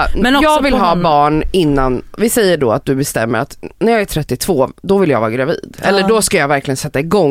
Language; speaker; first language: Swedish; native; Swedish